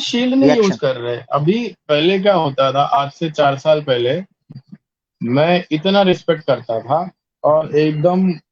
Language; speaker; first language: Hindi; native; Hindi